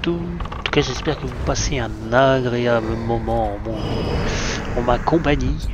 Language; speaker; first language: French; native; French